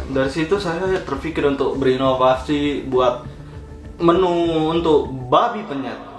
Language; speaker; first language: Indonesian; native; Indonesian